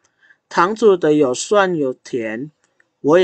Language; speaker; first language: Chinese; non-native, fluent; Indonesian